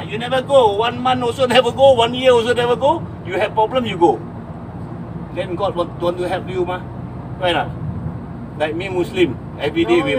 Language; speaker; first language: English; non-native, local second language; Malay